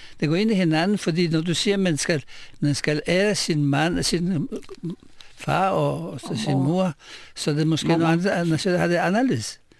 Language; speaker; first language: Danish; non-native, fluent; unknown